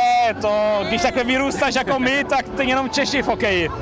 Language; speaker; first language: Czech; early bilingual, heritage; Czech